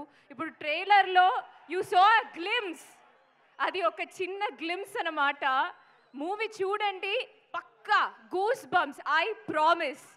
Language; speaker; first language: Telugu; non-native, fluent; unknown